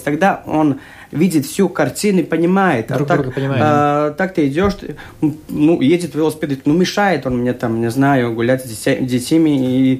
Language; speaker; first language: Russian; non-native, local second language; Latvian